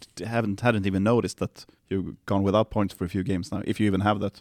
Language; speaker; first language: English; non-native, fluent; Swedish